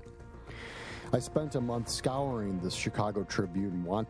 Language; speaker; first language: English; native; English